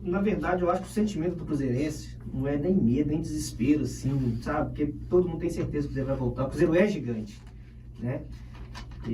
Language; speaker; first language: Portuguese; native; Portuguese